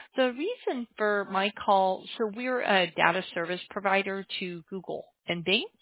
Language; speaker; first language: English; native; English